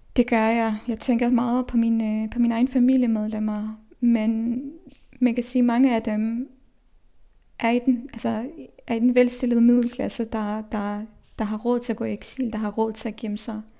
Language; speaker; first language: Danish; early bilingual, other home language; Persian